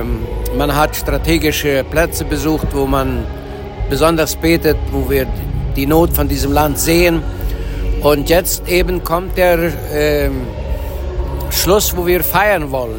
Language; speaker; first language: German; early bilingual, heritage; Low German